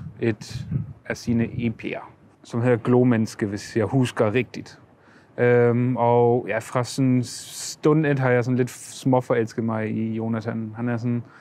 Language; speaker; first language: Danish; early bilingual, other home language; German